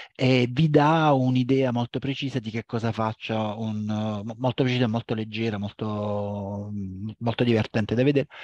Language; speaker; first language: Italian; native; Italian